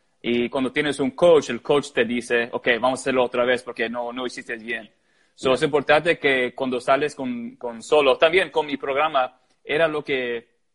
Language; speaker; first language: Spanish; early bilingual, heritage; English